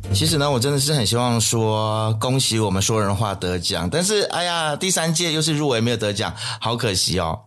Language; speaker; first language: Chinese; native; Chinese